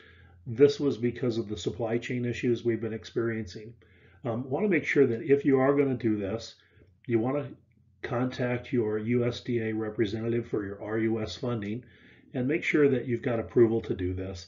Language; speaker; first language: English; native; English